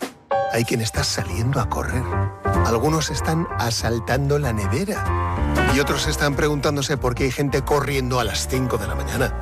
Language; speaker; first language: Spanish; native; Spanish